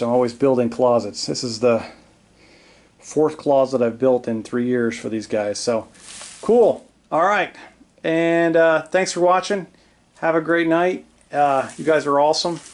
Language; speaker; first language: English; native; English